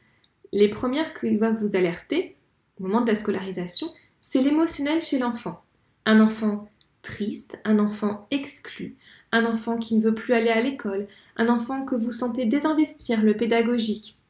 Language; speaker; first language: French; native; French